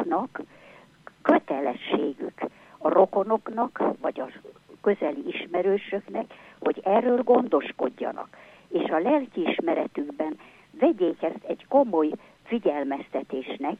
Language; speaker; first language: Hungarian; native; Hungarian